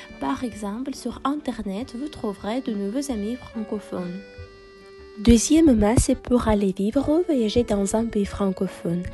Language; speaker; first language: French; non-native, fluent; Russian